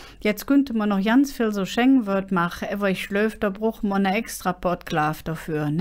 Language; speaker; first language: German; native; German